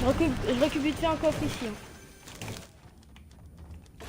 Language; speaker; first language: French; native; French